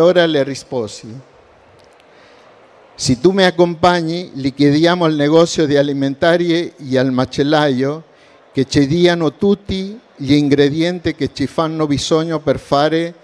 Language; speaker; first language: Italian; non-native, learner; Spanish